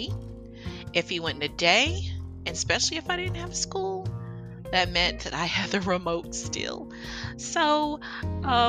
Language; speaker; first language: English; native; English